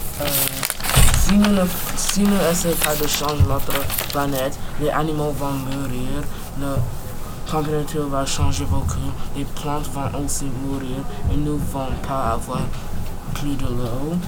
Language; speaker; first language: French; non-native, learner; English